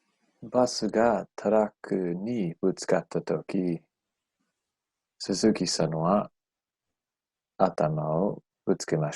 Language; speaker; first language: Japanese; non-native, learner; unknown